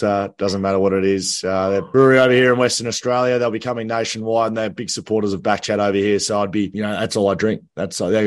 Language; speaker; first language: English; native; English